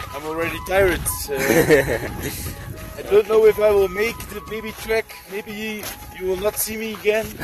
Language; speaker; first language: English; non-native, fluent; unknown